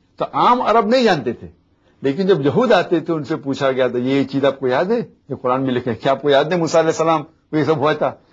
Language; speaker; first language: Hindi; non-native, local second language; Konkani